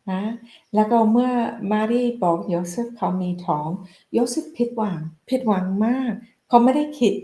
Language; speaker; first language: Thai; non-native, fluent; English